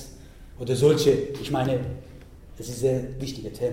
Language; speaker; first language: German; non-native, learner; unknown